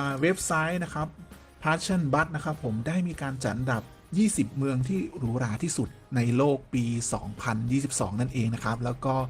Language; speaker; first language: Thai; native; Thai